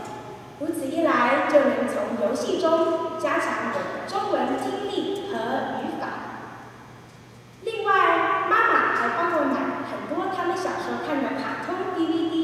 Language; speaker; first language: Chinese; early bilingual, heritage; Chinese